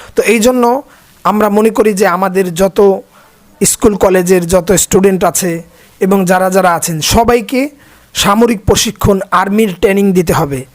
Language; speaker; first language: Bangla; native; Bangla